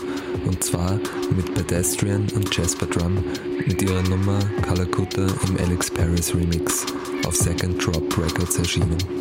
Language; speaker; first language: German; native; German